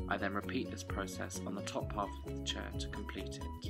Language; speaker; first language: English; native; English